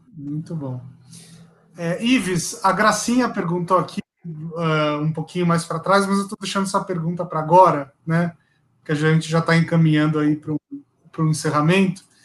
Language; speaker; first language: Portuguese; native; Portuguese